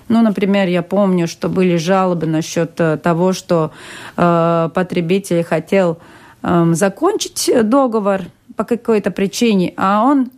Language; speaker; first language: Russian; non-native, local second language; Latvian